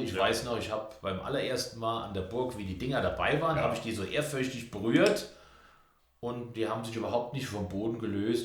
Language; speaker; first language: German; native; German